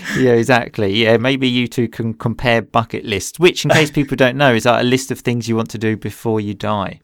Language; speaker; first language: English; native; English